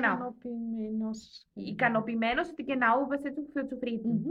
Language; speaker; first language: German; non-native, fluent; Greek